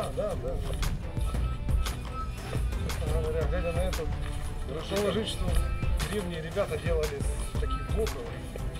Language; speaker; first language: Russian; native; Russian